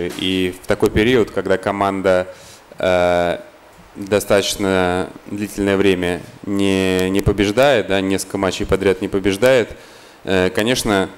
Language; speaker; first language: Russian; native; Russian